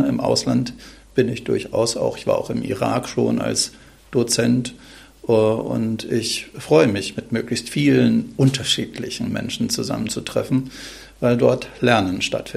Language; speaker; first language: German; native; German